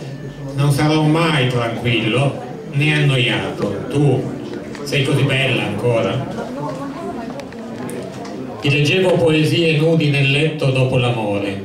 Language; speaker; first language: Italian; native; Italian